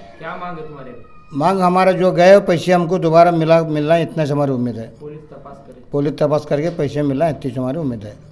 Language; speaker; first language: Hindi; non-native, local second language; Urdu